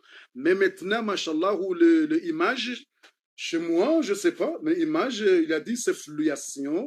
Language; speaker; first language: French; non-native, learner; Comorian